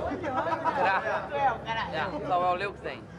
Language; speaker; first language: Dutch; non-native, learner; Portuguese